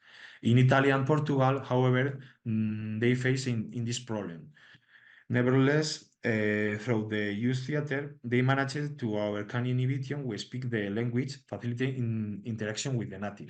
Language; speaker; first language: English; non-native, learner; Spanish